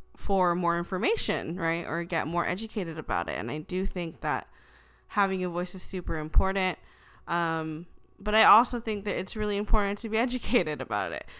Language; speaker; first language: English; early bilingual, other home language; Filipino